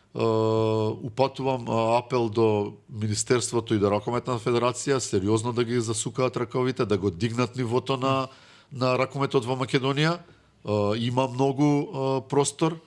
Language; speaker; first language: Macedonian; native; Macedonian